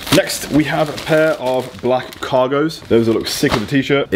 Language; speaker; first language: English; native; English